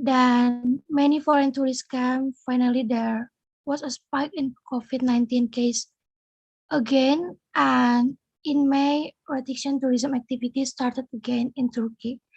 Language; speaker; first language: English; non-native, learner; Indonesian